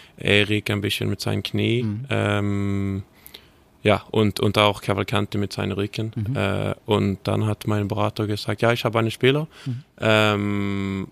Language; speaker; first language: German; non-native, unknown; Swedish